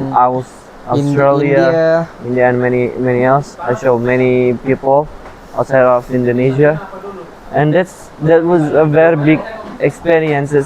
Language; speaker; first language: English; non-native, learner; Indonesian